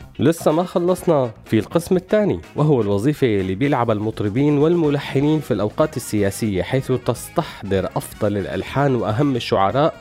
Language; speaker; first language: Arabic; native; Arabic